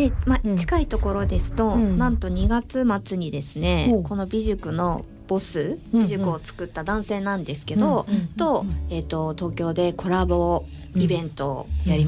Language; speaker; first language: Japanese; native; Japanese